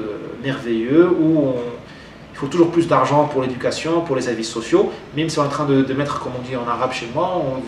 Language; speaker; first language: French; non-native, local second language; Arabic